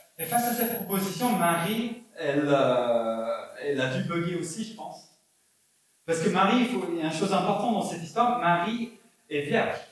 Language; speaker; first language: French; non-native, fluent; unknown